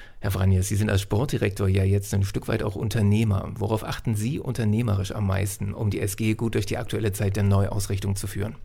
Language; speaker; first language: German; native; German